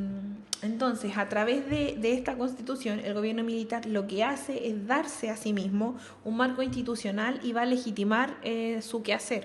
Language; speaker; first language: Spanish; native; Spanish